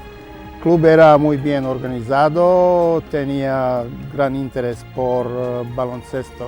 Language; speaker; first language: Spanish; non-native, fluent; Serbian